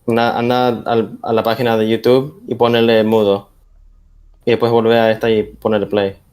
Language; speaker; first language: Spanish; early bilingual, heritage; Spanish